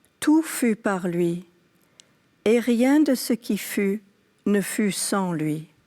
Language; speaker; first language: French; early bilingual, other home language; English